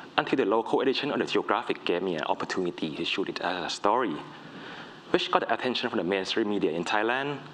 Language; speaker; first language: English; non-native, fluent; Thai